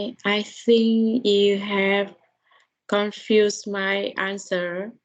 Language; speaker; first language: English; non-native, learner; Vietnamese